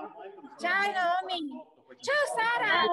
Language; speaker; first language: Italian; native; Italian